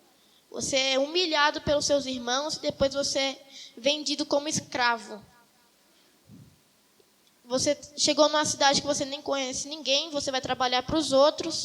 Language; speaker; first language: Portuguese; native; Portuguese